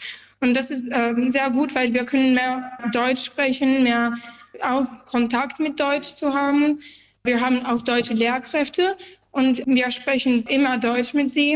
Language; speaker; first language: German; non-native, learner; Albanian